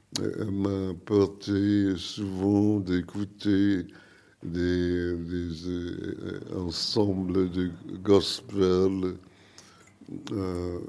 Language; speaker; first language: French; non-native, learner; English